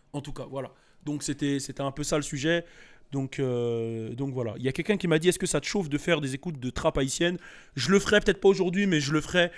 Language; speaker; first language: French; early bilingual, other home language; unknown